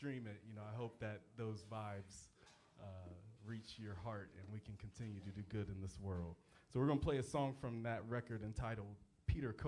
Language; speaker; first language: English; native; English